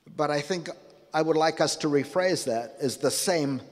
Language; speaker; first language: English; native; English